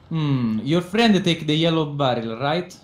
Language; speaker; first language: English; non-native, learner; Italian